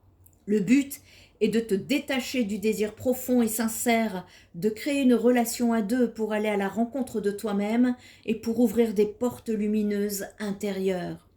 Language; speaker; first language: French; native; French